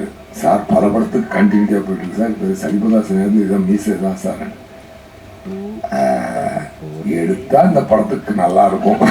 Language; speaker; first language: Tamil; native; Tamil